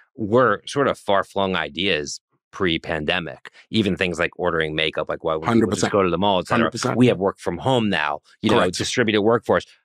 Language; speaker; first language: English; native; English